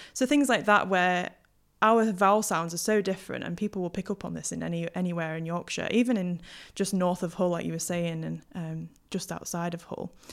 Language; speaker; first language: English; native; English